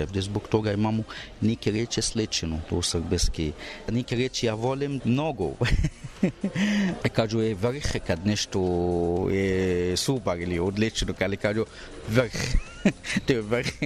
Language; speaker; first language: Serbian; non-native, learner; Arabic